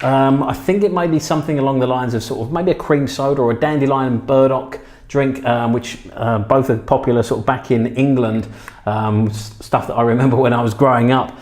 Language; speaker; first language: English; native; English